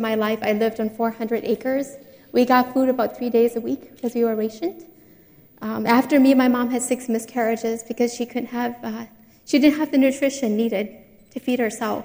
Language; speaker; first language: English; native; English